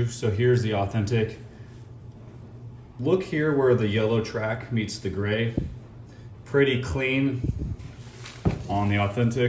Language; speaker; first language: English; native; English